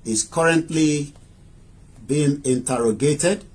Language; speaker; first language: English; non-native, local second language; Yoruba